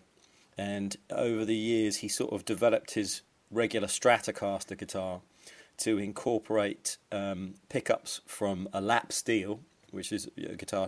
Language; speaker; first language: English; native; English